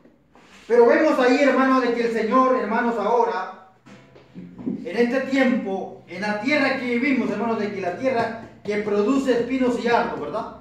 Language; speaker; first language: Spanish; native; Spanish